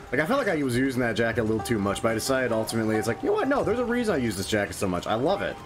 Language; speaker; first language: English; native; English